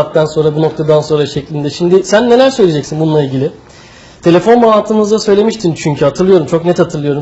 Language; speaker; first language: Turkish; native; Turkish